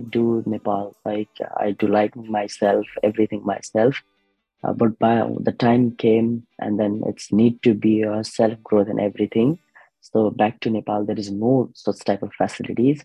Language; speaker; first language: English; non-native, learner; Nepali